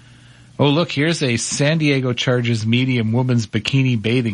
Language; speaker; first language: English; native; English